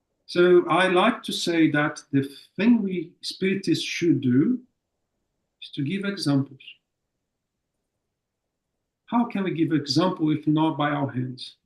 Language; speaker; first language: English; non-native, fluent; Portuguese